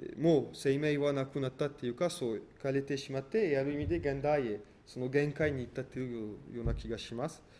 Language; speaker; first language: Japanese; non-native, fluent; French